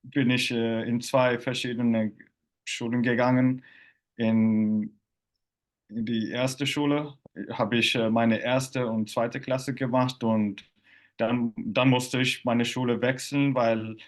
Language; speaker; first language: German; non-native, fluent; Finnish